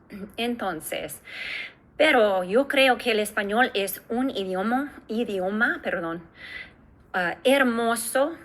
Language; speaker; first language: Spanish; non-native, fluent; English